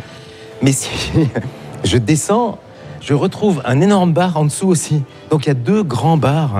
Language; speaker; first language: French; native; French